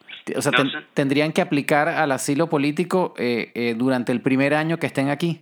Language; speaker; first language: Spanish; native; Spanish